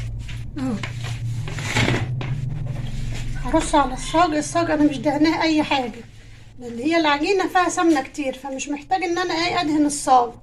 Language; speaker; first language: Arabic; native; Arabic